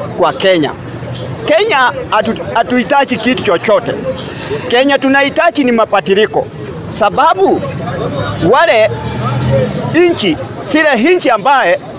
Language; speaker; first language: Swahili; non-native, local second language; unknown